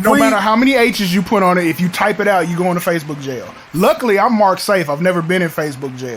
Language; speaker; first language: English; native; English